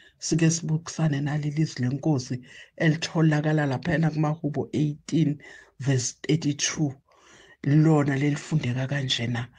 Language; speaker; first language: Zulu; non-native, local second language; Swati